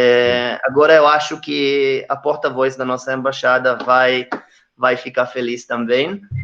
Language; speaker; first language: Portuguese; non-native, fluent; Hebrew